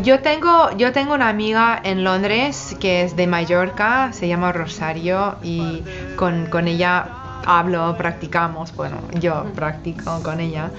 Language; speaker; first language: Spanish; non-native, fluent; English